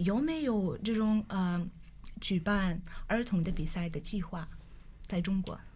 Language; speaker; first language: Chinese; non-native, fluent; Russian